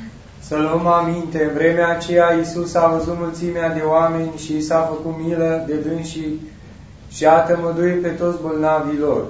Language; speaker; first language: Romanian; native; Romanian